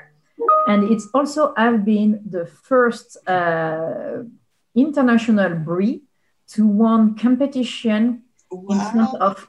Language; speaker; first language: English; non-native, fluent; French